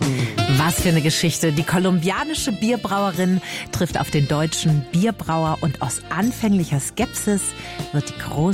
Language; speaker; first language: German; native; German